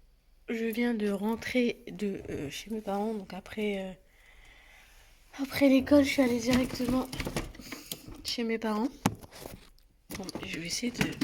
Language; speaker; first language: French; native; French